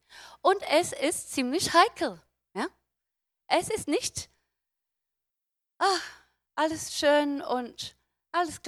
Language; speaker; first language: German; non-native, fluent; English